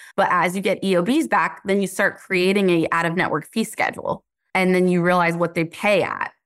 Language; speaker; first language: English; native; English